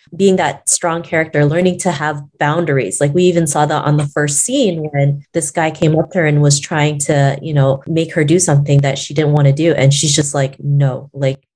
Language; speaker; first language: English; native; English